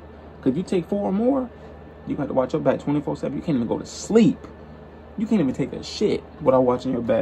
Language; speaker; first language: English; native; English